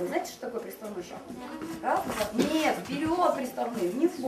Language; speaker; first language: Russian; native; Russian